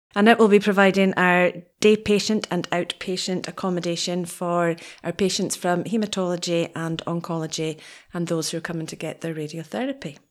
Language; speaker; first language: English; native; English